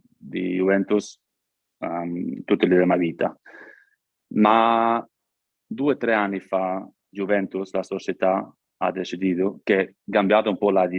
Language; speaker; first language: Italian; non-native, learner; German